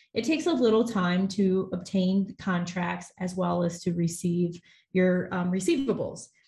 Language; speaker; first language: English; native; English